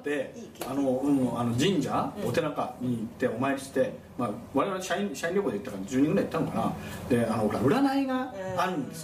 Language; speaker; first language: Japanese; native; Japanese